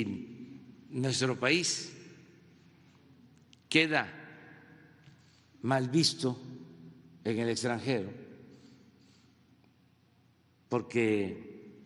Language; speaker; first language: Spanish; native; Spanish